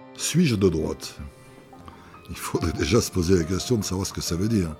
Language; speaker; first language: French; native; French